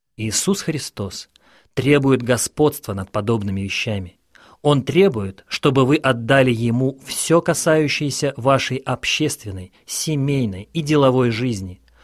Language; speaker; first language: Russian; non-native, local second language; Ukrainian